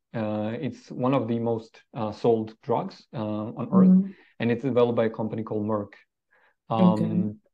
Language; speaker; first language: English; non-native, fluent; Italian